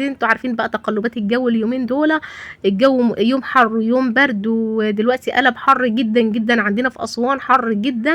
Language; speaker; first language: Arabic; native; Arabic